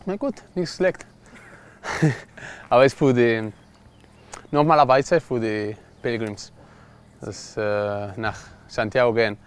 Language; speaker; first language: German; non-native, learner; Spanish